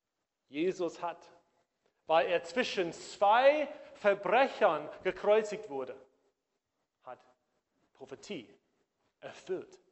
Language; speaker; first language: German; non-native, fluent; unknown